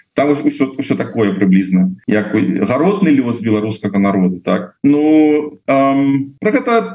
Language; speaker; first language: Belarusian; non-native, local second language; Russian